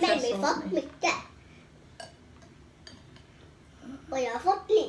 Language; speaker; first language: Swedish; early bilingual, other home language; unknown